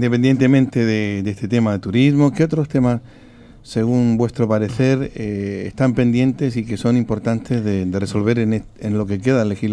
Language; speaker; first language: Spanish; native; Spanish